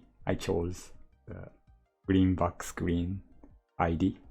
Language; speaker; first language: English; non-native, learner; Japanese